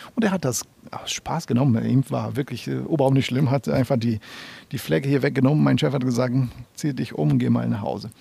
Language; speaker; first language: German; non-native, fluent; Portuguese